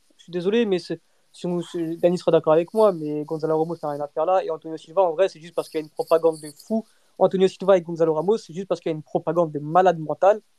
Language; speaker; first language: French; early bilingual, other home language; Portuguese